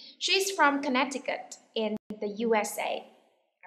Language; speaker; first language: English; non-native, fluent; Vietnamese